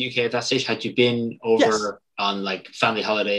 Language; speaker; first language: English; native; English